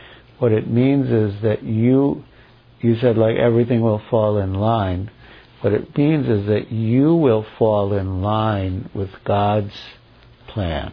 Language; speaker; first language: English; native; English